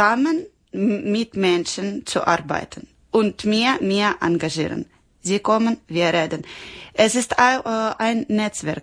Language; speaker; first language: German; non-native, learner; Ukrainian